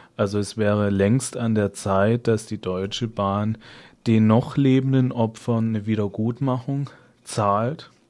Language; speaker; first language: German; native; German